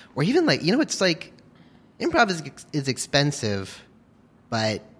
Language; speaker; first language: English; native; English